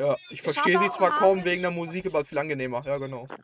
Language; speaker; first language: German; native; German